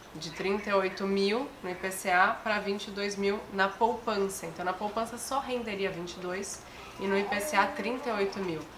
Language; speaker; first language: Portuguese; native; Portuguese